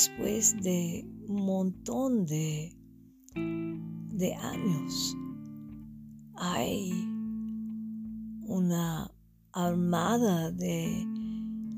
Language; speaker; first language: Spanish; non-native, fluent; English